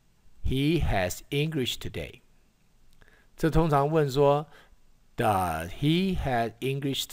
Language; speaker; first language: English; non-native, fluent; Chinese